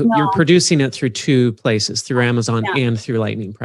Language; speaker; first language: English; native; English